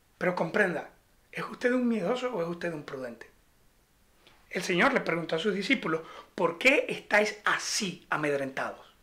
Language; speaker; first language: Spanish; native; Spanish